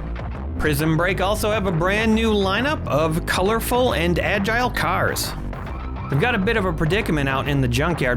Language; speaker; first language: English; native; English